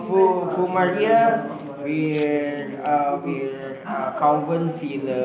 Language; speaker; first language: German; non-native, learner; Indonesian